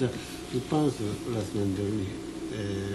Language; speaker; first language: French; non-native, learner; Japanese